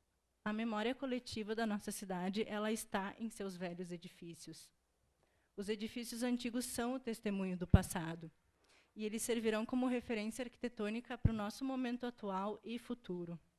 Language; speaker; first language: Portuguese; native; Portuguese